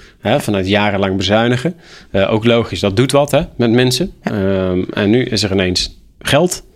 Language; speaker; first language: Dutch; native; Dutch